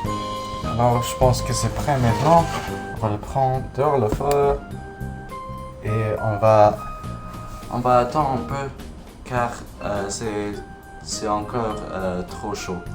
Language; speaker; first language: French; non-native, learner; English